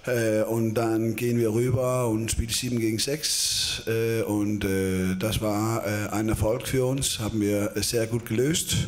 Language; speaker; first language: German; non-native, fluent; Danish